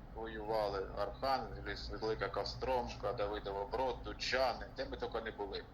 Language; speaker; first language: Ukrainian; non-native, local second language; Russian